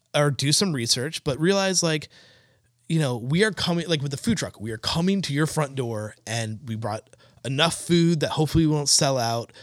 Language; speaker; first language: English; native; English